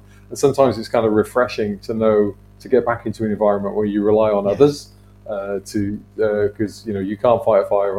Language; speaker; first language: English; native; English